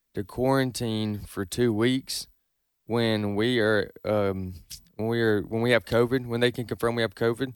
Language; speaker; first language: English; native; English